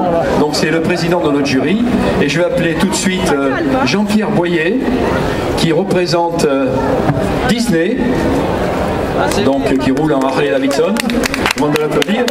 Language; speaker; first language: French; native; French